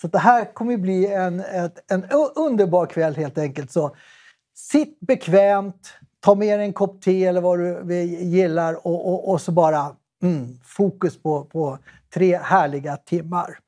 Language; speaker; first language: Swedish; native; Swedish